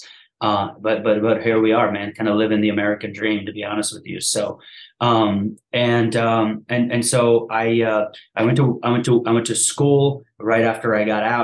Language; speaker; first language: English; early bilingual, other home language; Persian